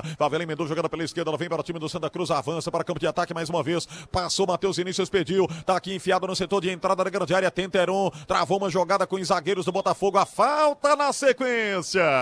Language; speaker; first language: Portuguese; native; Portuguese